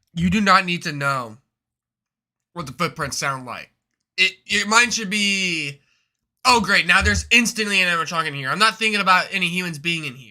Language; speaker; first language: English; native; English